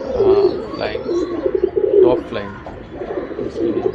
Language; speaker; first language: English; non-native, learner; Bangla